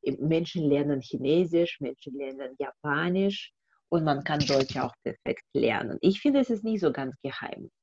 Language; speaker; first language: German; non-native, fluent; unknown